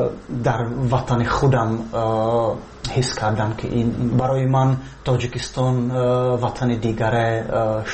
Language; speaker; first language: Persian; non-native, fluent; Czech